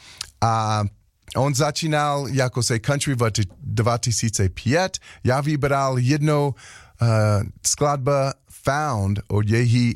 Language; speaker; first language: Czech; non-native, learner; English